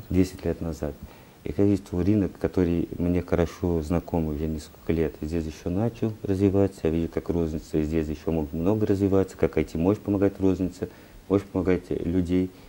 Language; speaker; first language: Russian; non-native, learner; Portuguese